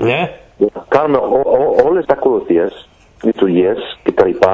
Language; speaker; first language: Greek; early bilingual, heritage; Greek